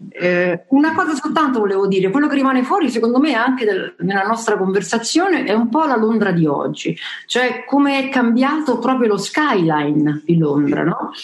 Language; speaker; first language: Italian; native; Italian